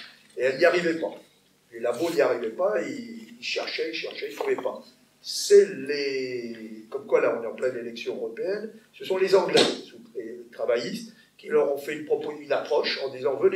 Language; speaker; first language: French; native; French